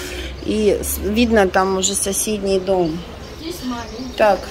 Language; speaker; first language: Russian; native; Russian